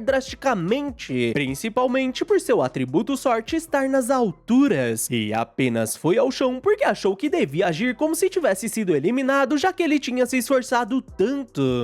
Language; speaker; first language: Portuguese; native; Portuguese